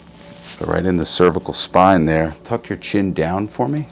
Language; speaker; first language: English; native; English